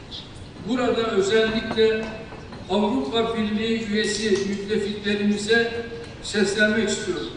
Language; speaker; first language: Turkish; native; Turkish